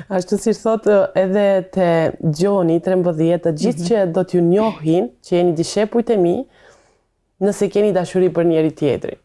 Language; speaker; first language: Albanian; non-native, fluent; Romanian